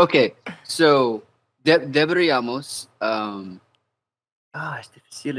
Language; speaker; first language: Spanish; non-native, learner; English